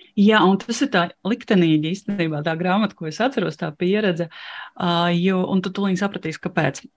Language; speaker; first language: Latvian; non-native, local second language; Russian